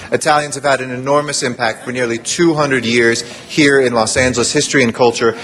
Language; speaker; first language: English; early bilingual, other home language; Italian